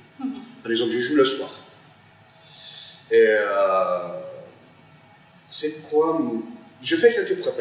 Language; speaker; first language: French; non-native, fluent; Turkish